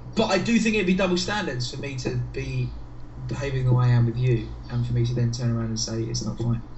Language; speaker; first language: English; native; English